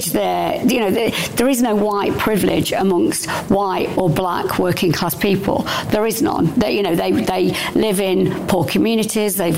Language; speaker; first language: English; native; English